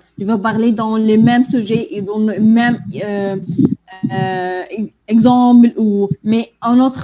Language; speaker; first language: French; non-native, learner; Arabic